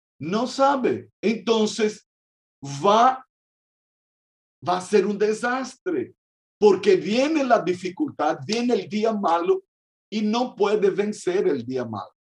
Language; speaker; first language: Spanish; non-native, fluent; Portuguese